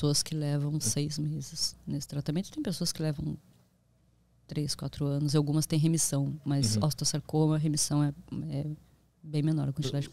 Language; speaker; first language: Portuguese; native; Portuguese